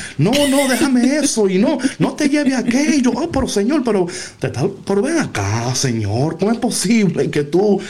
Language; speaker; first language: Spanish; early bilingual, heritage; Spanish